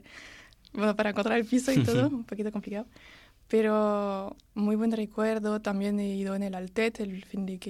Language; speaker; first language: Spanish; early bilingual, heritage; French